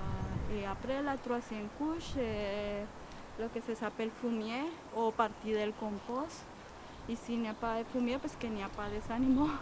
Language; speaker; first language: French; non-native, learner; Spanish